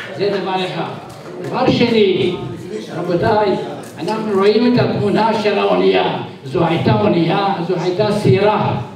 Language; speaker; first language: Hebrew; non-native, fluent; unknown